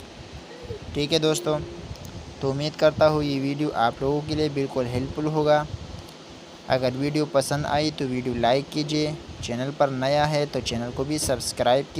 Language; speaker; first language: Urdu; non-native, local second language; Pashto